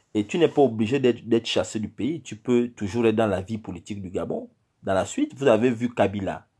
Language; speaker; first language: French; non-native, local second language; Fang